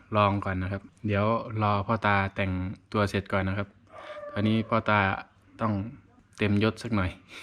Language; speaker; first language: Thai; native; Thai